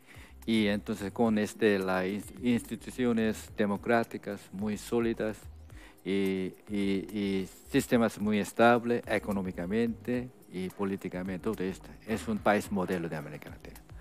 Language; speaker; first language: Spanish; non-native, fluent; Korean